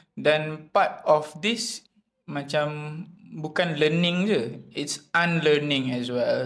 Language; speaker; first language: English; non-native, local second language; Malay